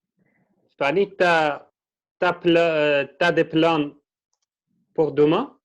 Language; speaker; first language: French; non-native, learner; Kurdish